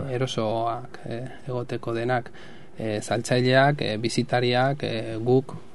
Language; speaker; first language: Basque; non-native, local second language; Spanish